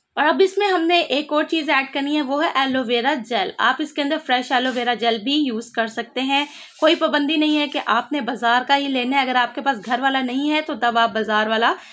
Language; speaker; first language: Urdu; native; Urdu